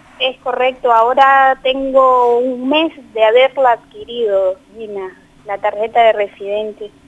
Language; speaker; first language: Spanish; native; Spanish